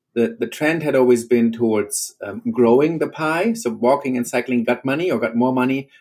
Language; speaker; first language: English; non-native, fluent; German